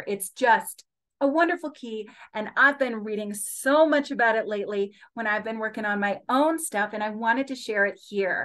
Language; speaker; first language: English; native; English